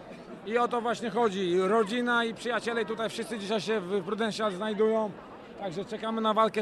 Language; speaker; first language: Polish; native; Polish